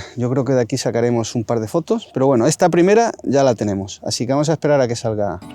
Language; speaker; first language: Spanish; native; Spanish